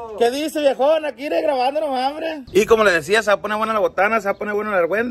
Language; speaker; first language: Spanish; native; Spanish